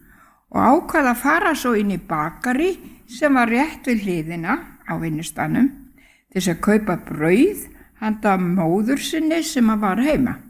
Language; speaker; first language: Icelandic; native; Icelandic